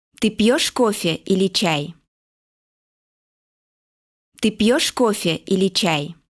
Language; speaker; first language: Russian; non-native, local second language; Uzbek